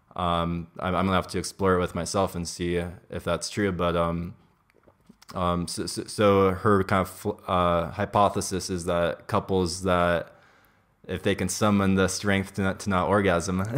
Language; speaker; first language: English; native; English